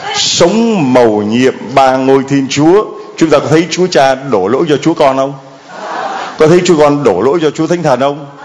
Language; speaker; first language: Vietnamese; native; Vietnamese